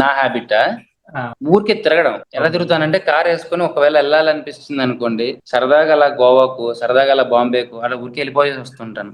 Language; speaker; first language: Telugu; native; Telugu